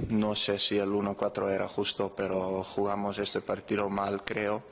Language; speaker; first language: Spanish; non-native, fluent; Dutch